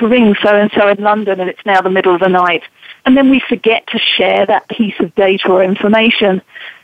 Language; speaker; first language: English; native; English